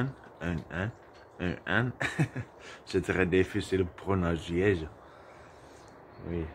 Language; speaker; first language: French; non-native, learner; Finnish